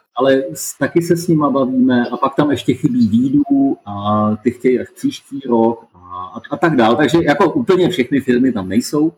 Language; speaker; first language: Czech; native; Czech